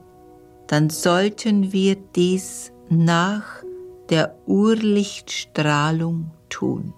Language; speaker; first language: German; native; German